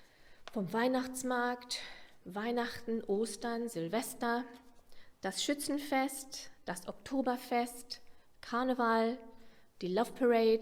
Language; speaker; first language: German; non-native, fluent; English